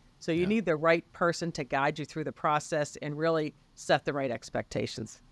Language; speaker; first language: English; native; English